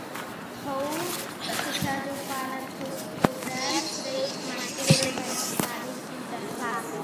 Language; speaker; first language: English; non-native, learner; Khmer